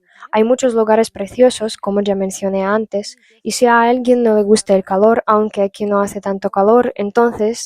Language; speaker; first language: Spanish; non-native, fluent; Russian